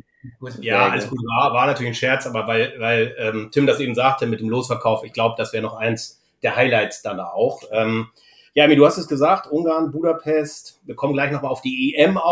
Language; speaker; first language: German; native; German